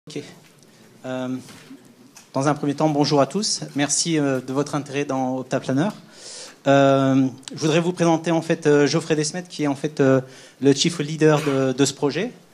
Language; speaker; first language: French; native; French